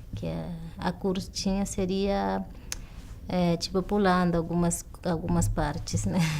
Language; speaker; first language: Portuguese; non-native, local second language; Guarani